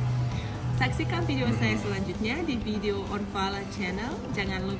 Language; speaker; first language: Indonesian; non-native, fluent; Russian